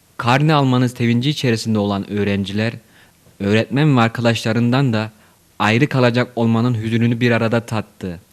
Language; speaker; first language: Turkish; native; Turkish